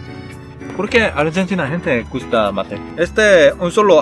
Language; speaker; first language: Spanish; non-native, learner; Korean